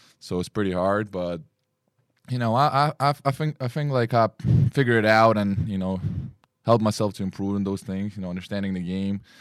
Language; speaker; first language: English; non-native, fluent; Lithuanian